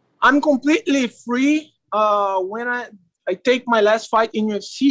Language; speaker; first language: English; non-native, learner; Portuguese